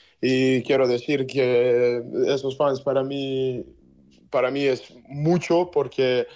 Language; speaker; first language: Spanish; non-native, learner; Serbian